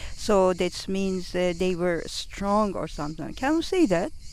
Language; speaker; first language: English; non-native, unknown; Turkish